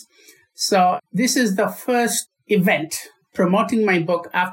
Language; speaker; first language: English; non-native, local second language; Odia